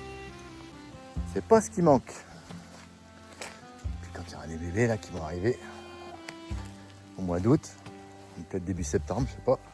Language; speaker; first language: French; native; French